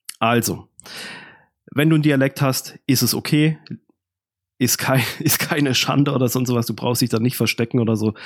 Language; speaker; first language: German; native; German